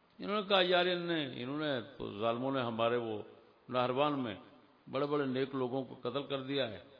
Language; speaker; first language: Urdu; native; Urdu